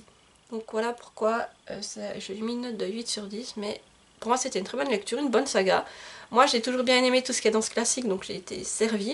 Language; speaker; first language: French; native; French